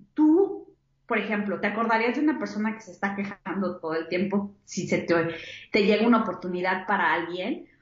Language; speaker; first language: Spanish; native; Spanish